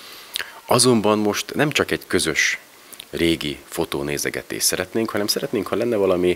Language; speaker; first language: Hungarian; native; Hungarian